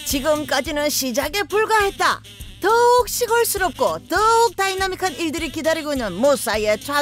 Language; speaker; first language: Korean; native; Korean